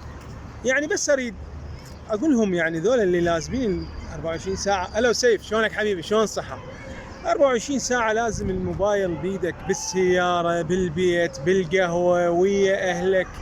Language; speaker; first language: Arabic; native; Arabic